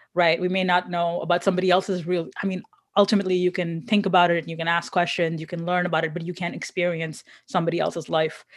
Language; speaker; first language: English; non-native, local second language; Hindi